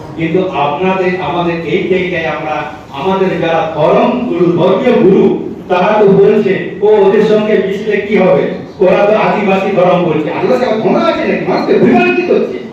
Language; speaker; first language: Bangla; non-native, local second language; Santali